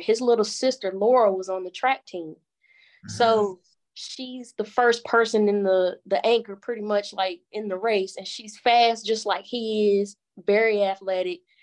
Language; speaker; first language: English; native; English